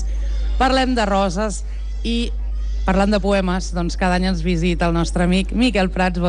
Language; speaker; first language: Catalan; native; Catalan